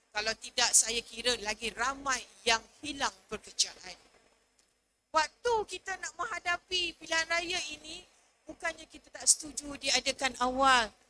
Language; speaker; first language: Malay; native; Malay